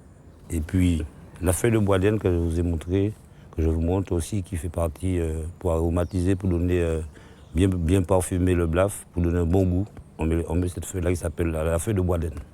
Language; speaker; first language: French; non-native, local second language; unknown